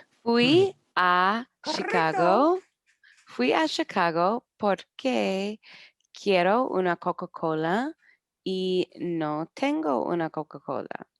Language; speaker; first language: Spanish; non-native, learner; English